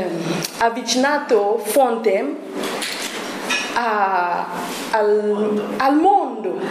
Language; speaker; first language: Italian; non-native, learner; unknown